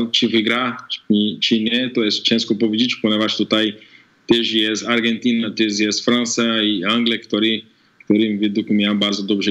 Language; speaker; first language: Polish; non-native, fluent; Portuguese